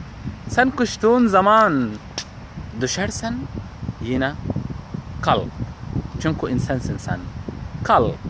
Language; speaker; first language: Turkish; non-native, learner; Arabic